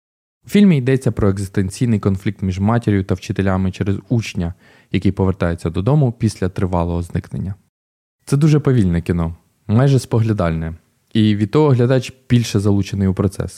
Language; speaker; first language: Ukrainian; native; Ukrainian